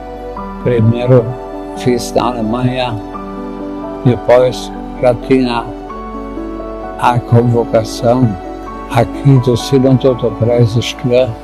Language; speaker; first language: Portuguese; non-native, fluent; German